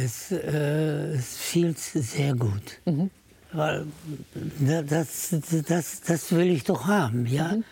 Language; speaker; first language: German; native; German